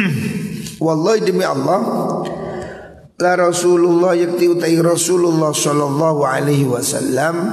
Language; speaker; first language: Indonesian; non-native, local second language; Javanese